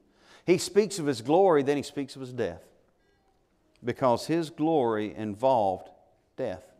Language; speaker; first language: English; native; English